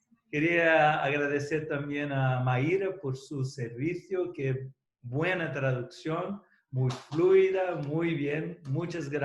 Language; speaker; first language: Spanish; non-native, fluent; Portuguese